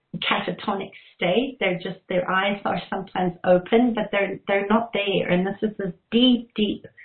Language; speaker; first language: English; native; English